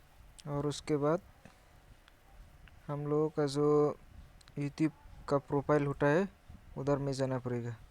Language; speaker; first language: Hindi; non-native, local second language; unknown